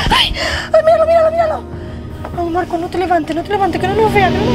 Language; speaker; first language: Spanish; native; Spanish